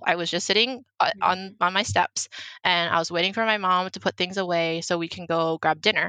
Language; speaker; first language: English; early bilingual, other home language; Chinese